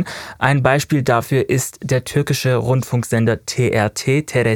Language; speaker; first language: German; native; German